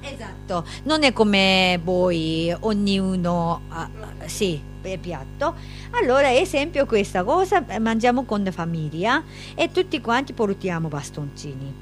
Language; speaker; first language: Italian; non-native, learner; Japanese